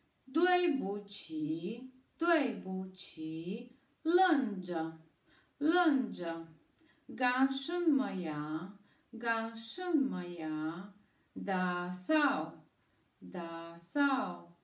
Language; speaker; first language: Chinese; non-native, learner; Bulgarian